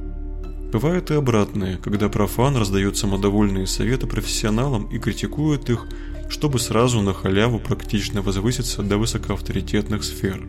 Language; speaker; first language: Russian; native; Russian